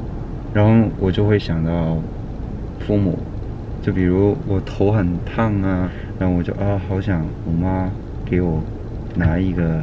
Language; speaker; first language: Chinese; non-native, local second language; Cantonese